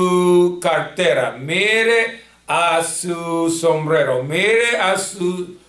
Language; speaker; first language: Spanish; non-native, fluent; English